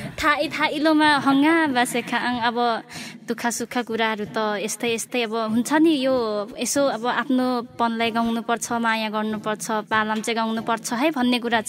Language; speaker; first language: Nepali; non-native, local second language; Limbu